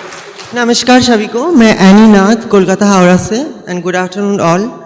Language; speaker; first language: Hindi; non-native, local second language; Bangla